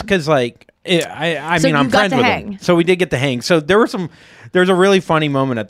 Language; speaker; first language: English; native; English